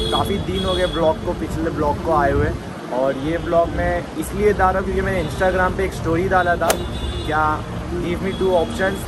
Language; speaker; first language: Hindi; native; Hindi